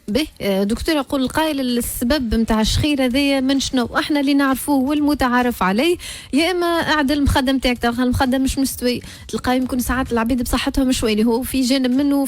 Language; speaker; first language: Arabic; native; Arabic